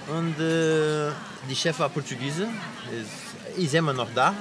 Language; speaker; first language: German; non-native, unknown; Portuguese